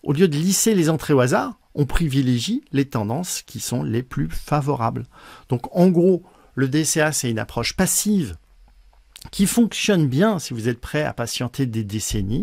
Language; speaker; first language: French; native; French